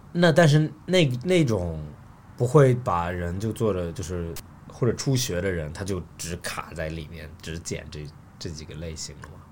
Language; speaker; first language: Chinese; native; Chinese